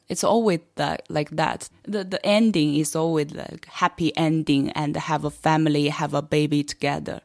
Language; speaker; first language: English; non-native, fluent; Chinese